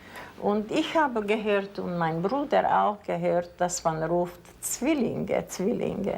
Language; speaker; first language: German; non-native, fluent; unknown